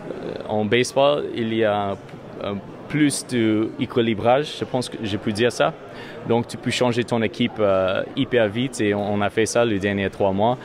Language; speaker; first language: French; non-native, learner; English